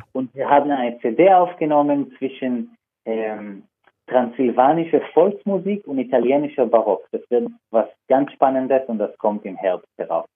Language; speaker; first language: German; non-native, fluent; Hebrew